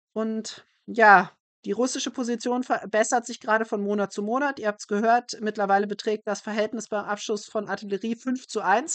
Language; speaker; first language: German; native; German